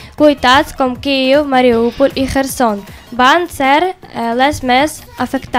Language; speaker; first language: Catalan; non-native, learner; Ukrainian